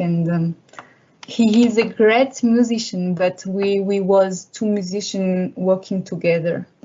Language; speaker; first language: English; non-native, learner; French